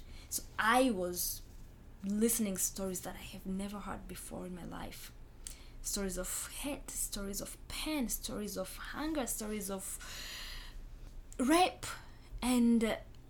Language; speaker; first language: English; non-native, local second language; Kinyarwanda